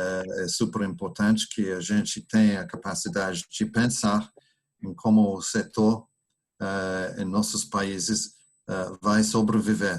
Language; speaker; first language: Portuguese; non-native, fluent; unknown